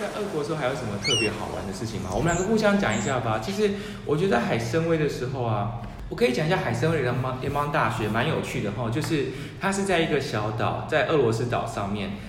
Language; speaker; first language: Chinese; native; Chinese